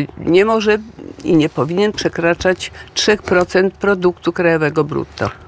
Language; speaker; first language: Polish; native; Polish